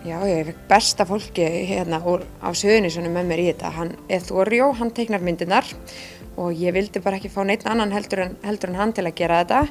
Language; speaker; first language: Icelandic; native; Icelandic